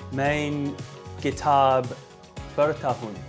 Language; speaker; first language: Hindi; non-native, learner; English